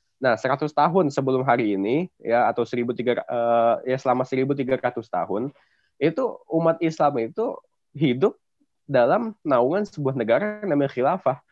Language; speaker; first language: Indonesian; native; Indonesian